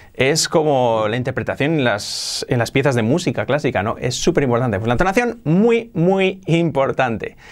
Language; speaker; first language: Spanish; native; Spanish